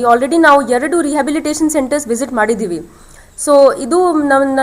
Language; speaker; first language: Kannada; non-native, fluent; Hindi